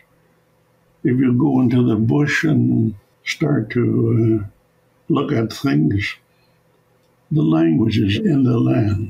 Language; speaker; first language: English; non-native, fluent; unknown